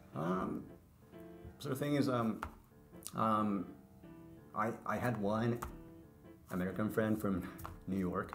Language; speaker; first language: English; non-native, fluent; Japanese